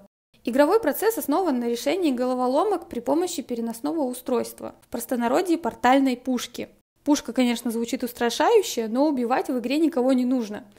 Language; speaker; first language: Russian; native; Russian